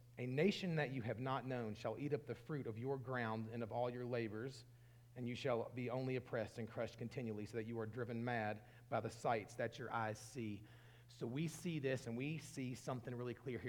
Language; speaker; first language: English; native; English